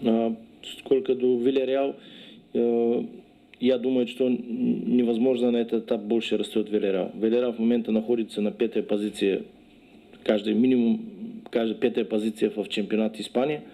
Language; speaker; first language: Russian; non-native, learner; Bulgarian